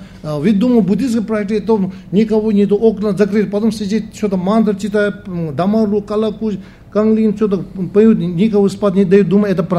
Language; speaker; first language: Russian; non-native, learner; Tibetan